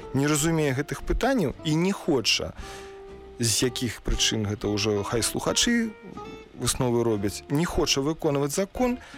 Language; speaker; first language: Belarusian; non-native, local second language; Russian